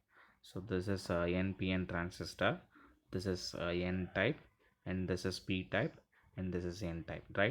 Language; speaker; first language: English; non-native, local second language; Tamil